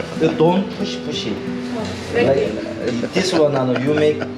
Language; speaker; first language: English; non-native, learner; Korean